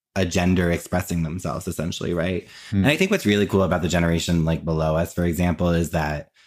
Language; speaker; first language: English; native; English